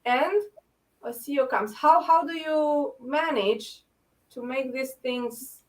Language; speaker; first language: English; non-native, fluent; Romanian